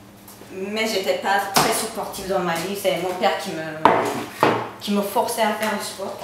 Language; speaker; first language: French; non-native, fluent; Turkish